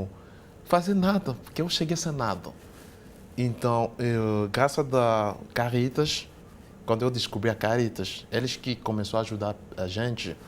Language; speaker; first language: Portuguese; non-native, fluent; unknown